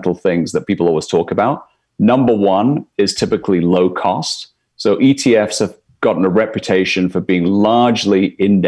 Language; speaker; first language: English; native; English